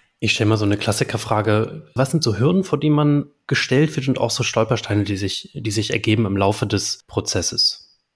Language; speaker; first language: German; native; German